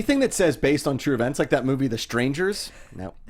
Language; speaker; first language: English; native; English